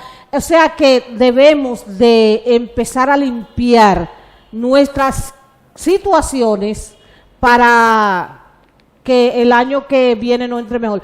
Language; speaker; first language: Spanish; native; Spanish